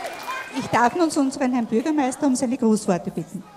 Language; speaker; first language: German; native; German